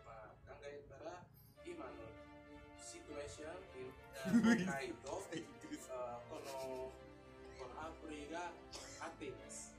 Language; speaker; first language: Japanese; non-native, learner; Indonesian